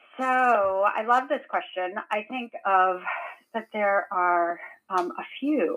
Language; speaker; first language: English; native; English